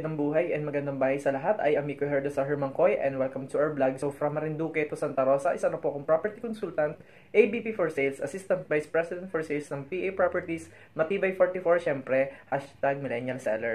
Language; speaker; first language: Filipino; native; Filipino